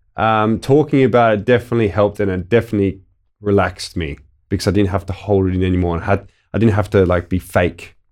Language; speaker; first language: English; early bilingual, other home language; Italian